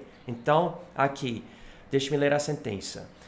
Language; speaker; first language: Portuguese; non-native, fluent; English